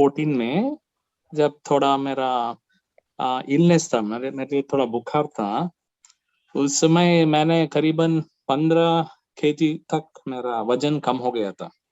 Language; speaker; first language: Hindi; non-native, local second language; Kannada